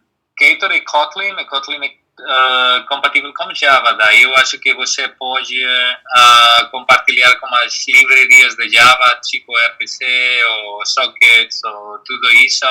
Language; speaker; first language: Portuguese; non-native, fluent; Spanish